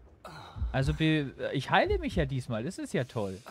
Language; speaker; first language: German; native; German